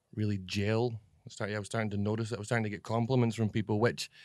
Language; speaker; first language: English; native; English